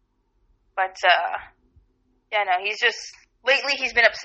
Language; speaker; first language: English; non-native, fluent; French